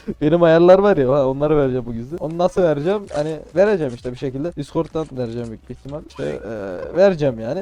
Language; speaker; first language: Turkish; native; Turkish